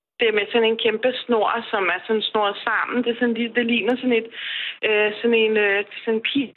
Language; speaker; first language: Danish; non-native, fluent; Persian